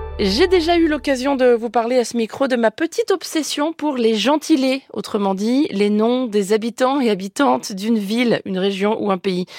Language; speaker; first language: French; native; French